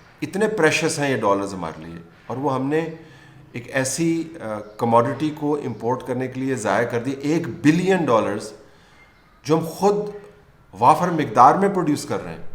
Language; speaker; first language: Urdu; native; Urdu